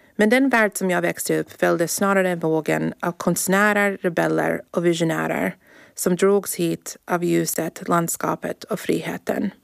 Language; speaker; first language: Swedish; non-native, fluent; English